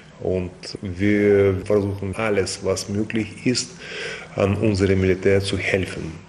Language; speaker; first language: German; non-native, fluent; Russian